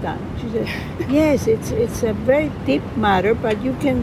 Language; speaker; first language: English; non-native, fluent; Spanish